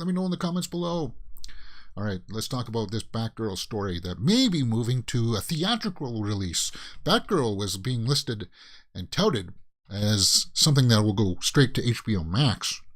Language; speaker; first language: English; native; English